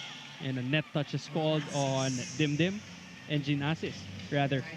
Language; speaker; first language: English; non-native, local second language; Filipino